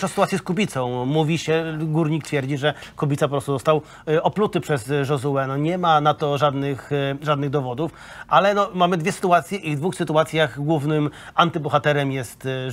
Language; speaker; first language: Polish; native; Polish